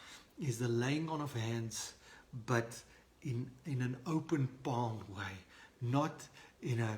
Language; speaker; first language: English; non-native, local second language; Afrikaans